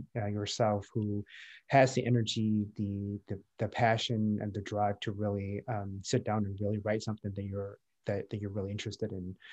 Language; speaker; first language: English; native; English